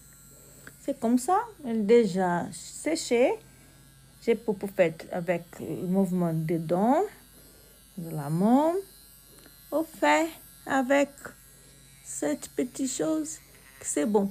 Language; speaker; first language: French; non-native, learner; Portuguese